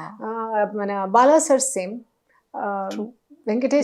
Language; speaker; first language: Telugu; non-native, fluent; Hindi